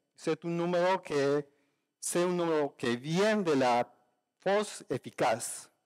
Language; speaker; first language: French; non-native, learner; Spanish